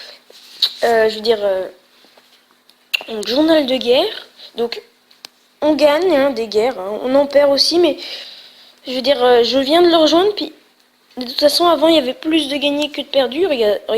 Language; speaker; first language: French; native; French